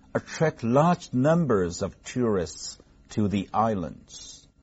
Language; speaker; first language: English; non-native, fluent; Chinese